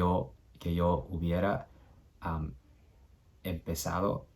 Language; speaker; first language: Spanish; non-native, learner; English